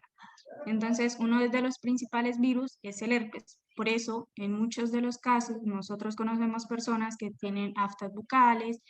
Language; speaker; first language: Spanish; native; Spanish